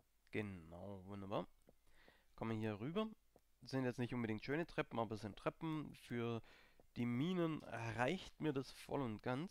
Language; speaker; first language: German; native; German